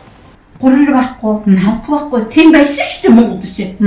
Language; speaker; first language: Mongolian; non-native, local second language; Kazakh